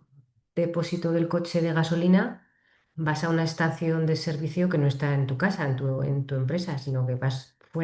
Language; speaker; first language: Spanish; native; Spanish